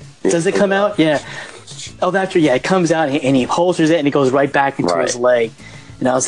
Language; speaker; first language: English; native; English